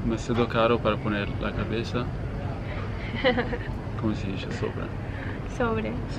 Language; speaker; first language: Spanish; non-native, learner; Italian